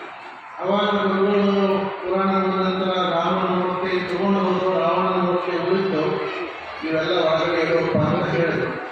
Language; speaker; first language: Kannada; native; Kannada